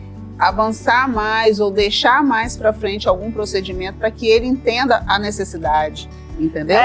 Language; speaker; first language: Portuguese; native; Portuguese